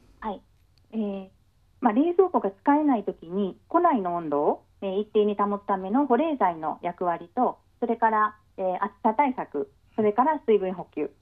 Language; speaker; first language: Japanese; native; Japanese